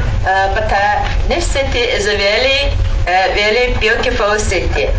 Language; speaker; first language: English; non-native, learner; Chinese